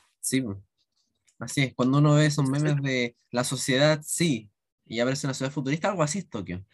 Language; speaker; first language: Spanish; native; Spanish